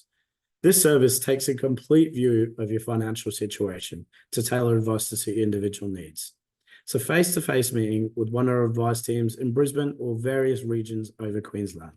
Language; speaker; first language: English; native; English